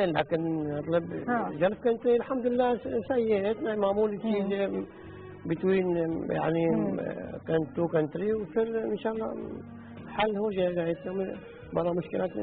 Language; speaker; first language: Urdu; non-native, learner; Arabic